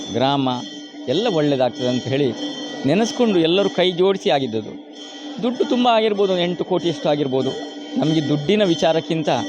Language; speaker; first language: Kannada; native; Kannada